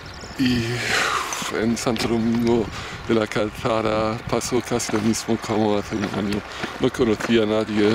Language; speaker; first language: Spanish; non-native, fluent; German